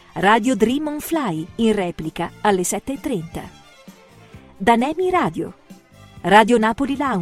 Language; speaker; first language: Italian; native; Italian